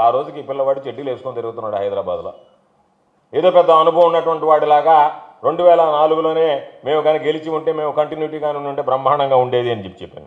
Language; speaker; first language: Telugu; native; Telugu